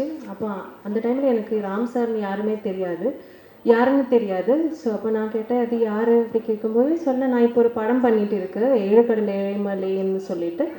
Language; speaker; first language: Tamil; non-native, learner; Malayalam